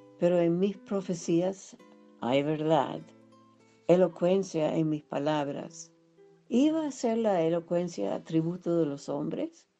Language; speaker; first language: Spanish; non-native, fluent; English